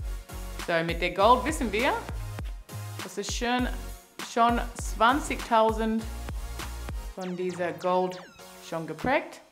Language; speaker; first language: German; non-native, learner; English